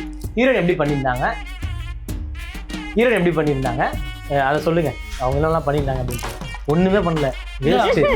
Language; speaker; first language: Tamil; native; Tamil